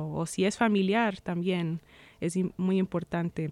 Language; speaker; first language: Spanish; early bilingual, heritage; Spanish